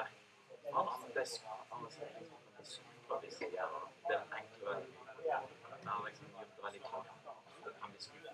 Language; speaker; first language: Norwegian; native; Norwegian